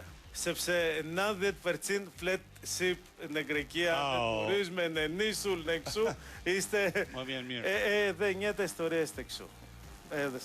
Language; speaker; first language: Albanian; non-native, learner; Greek